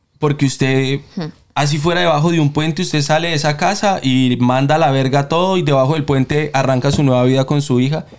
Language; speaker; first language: Spanish; native; Spanish